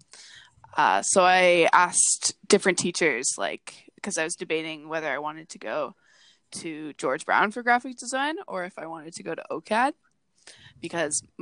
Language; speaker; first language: English; native; English